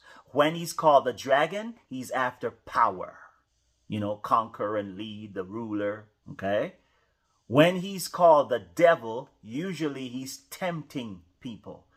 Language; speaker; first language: English; native; English